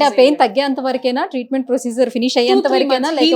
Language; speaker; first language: Telugu; native; Telugu